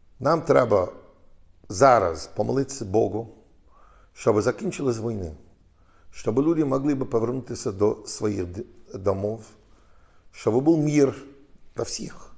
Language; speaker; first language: Ukrainian; non-native, fluent; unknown